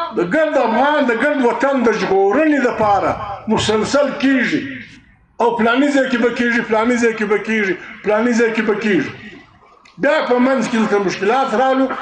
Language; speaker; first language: Pashto; native; Pashto